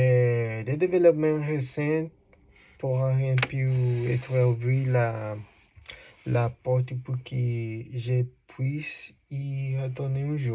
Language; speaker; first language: French; non-native, learner; Spanish